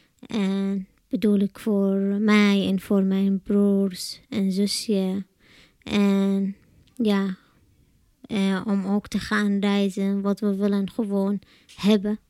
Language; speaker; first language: Dutch; non-native, learner; Arabic